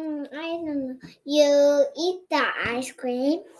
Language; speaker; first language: English; non-native, learner; Korean